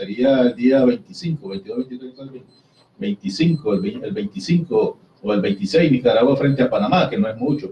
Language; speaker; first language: Spanish; native; Spanish